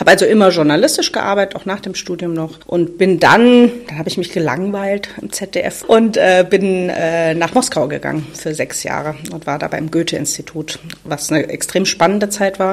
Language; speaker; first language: German; native; German